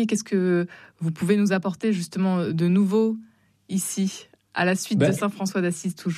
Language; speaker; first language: French; native; French